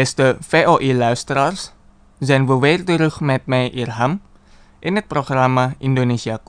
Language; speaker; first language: Dutch; non-native, fluent; Indonesian